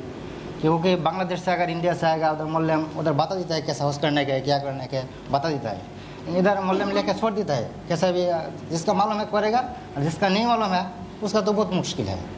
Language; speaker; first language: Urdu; non-native, learner; Bangla